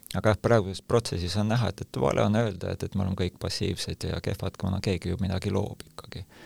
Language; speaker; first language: Estonian; native; Estonian